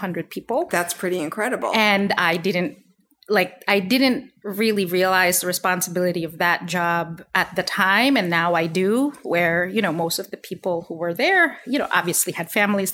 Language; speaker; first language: English; non-native, local second language; Filipino